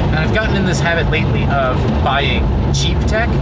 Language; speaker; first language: English; native; English